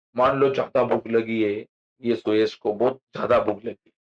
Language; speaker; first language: Hindi; non-native, local second language; Marathi